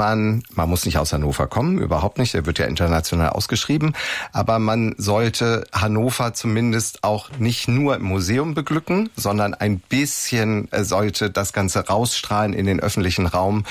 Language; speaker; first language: German; native; German